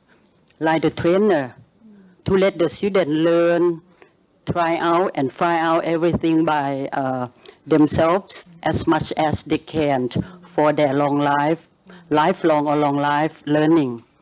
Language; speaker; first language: English; non-native, learner; Thai